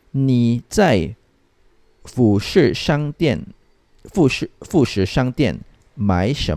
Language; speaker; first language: Chinese; non-native, fluent; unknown